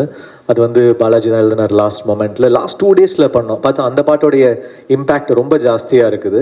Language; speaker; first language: Tamil; native; Tamil